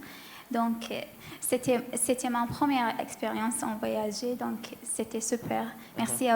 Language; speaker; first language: French; non-native, learner; Arabic